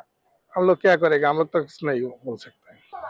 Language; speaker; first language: Hindi; non-native, learner; Bangla